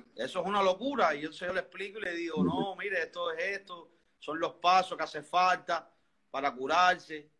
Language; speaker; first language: Spanish; native; Spanish